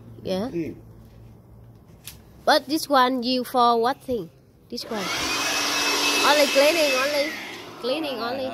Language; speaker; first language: English; non-native, learner; Vietnamese